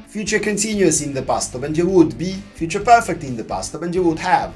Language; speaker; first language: English; non-native, fluent; Polish